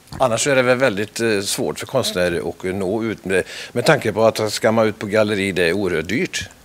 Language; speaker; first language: Swedish; native; Swedish